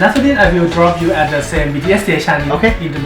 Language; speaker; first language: English; non-native, learner; Thai